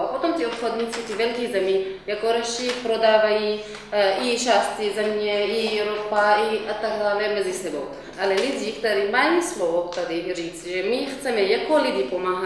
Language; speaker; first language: Czech; non-native, fluent; Arabic